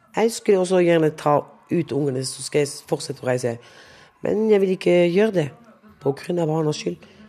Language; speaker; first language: Norwegian; non-native, local second language; Romany